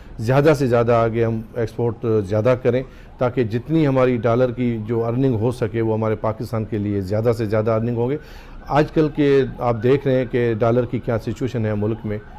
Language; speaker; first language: Urdu; native; Urdu